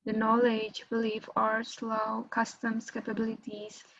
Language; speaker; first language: English; non-native, fluent; Indonesian